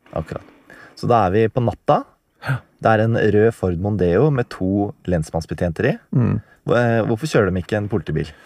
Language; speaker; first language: Norwegian; native; Norwegian